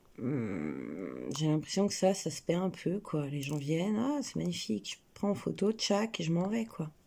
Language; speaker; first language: French; native; French